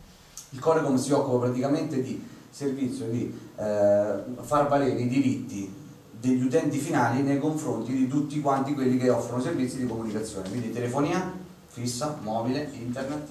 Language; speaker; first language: Italian; native; Italian